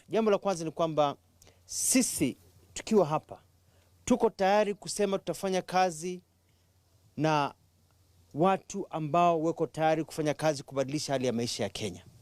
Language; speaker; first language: Swahili; non-native, local second language; Kamba